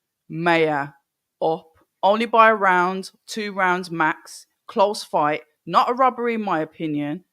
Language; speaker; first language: English; native; English